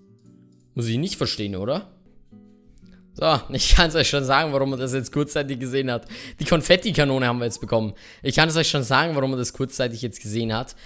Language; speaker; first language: German; native; German